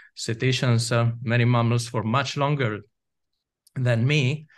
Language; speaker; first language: English; non-native, fluent; Italian